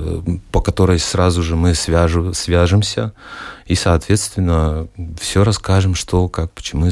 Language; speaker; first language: Russian; native; Russian